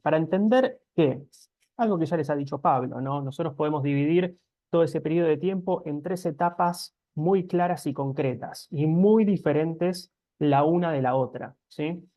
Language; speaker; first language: Spanish; native; Spanish